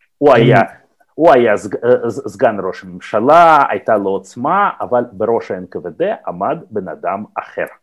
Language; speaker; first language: Hebrew; non-native, fluent; Russian